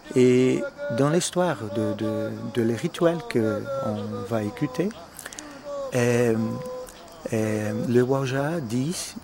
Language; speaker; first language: French; non-native, fluent; Portuguese